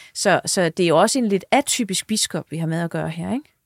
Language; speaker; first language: Danish; native; Danish